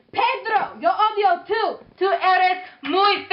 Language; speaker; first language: Spanish; non-native, learner; English